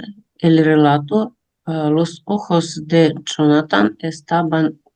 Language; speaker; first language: Spanish; non-native, learner; Russian